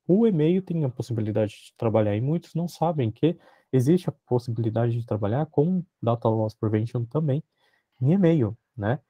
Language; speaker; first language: Portuguese; native; Portuguese